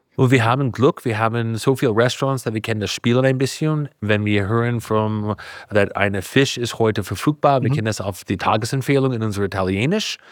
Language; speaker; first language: German; non-native, fluent; English